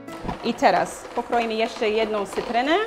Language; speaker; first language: Polish; non-native, learner; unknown